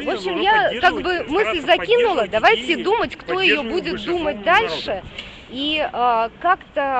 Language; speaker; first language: Russian; native; Russian